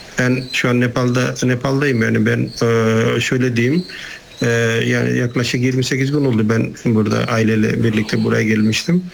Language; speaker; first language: Turkish; non-native, fluent; Nepali